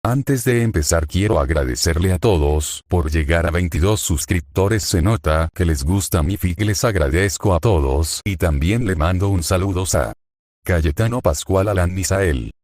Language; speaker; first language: Spanish; native; Spanish